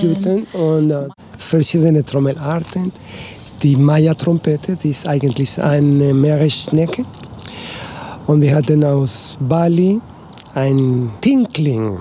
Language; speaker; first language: German; non-native, learner; Spanish